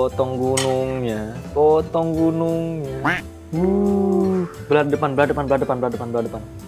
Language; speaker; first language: Indonesian; native; Indonesian